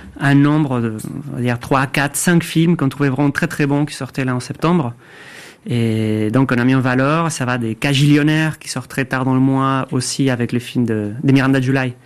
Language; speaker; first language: French; non-native, fluent; Spanish